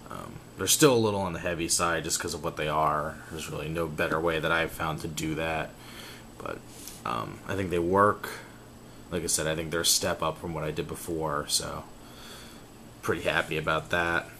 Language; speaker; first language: English; native; English